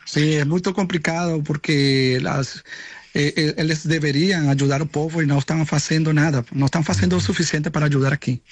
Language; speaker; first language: Portuguese; non-native, learner; Spanish